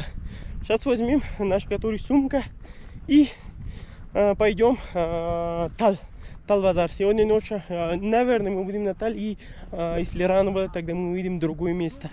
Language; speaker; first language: Russian; non-native, learner; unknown